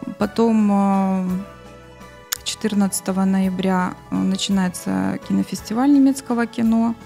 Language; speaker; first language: Russian; native; Russian